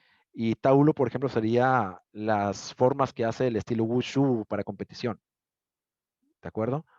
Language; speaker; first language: Spanish; native; Spanish